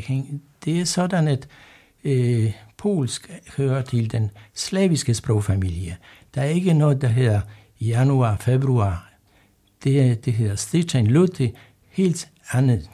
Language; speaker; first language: Danish; non-native, fluent; Polish